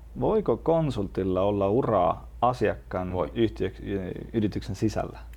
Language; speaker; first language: Finnish; non-native, fluent; Estonian